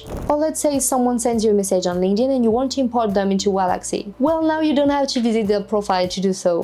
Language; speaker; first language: English; non-native, fluent; French